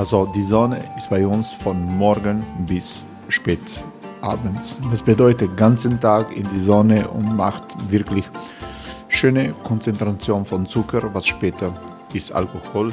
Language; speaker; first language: German; non-native, fluent; Croatian